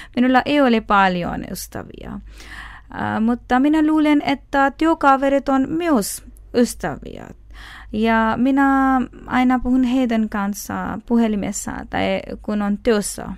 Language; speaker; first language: Finnish; non-native, fluent; Urdu